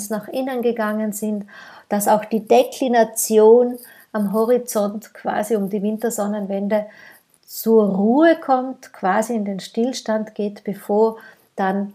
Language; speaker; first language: German; native; German